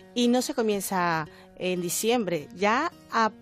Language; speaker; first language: Spanish; native; Spanish